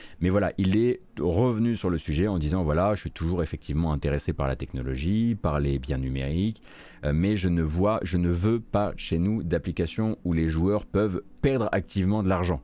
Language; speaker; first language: French; native; French